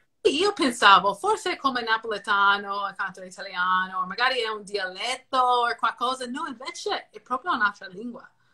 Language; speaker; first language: Italian; non-native, fluent; English